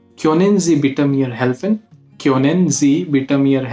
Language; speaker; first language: German; non-native, learner; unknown